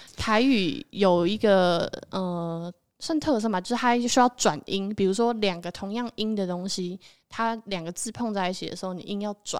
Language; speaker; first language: Chinese; non-native, local second language; Min Nan Chinese